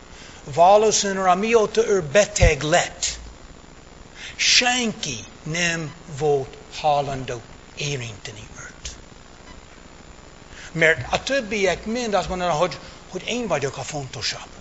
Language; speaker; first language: Hungarian; early bilingual, heritage; English